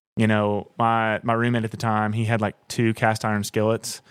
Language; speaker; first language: English; native; English